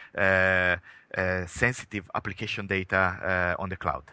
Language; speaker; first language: English; non-native, fluent; Italian